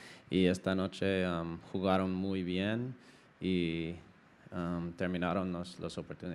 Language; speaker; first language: Spanish; non-native, fluent; English